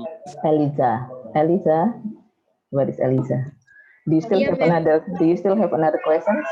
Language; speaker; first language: English; non-native, fluent; Indonesian